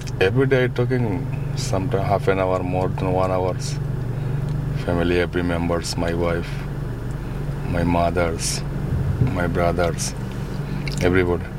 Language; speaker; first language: English; non-native, learner; Bangla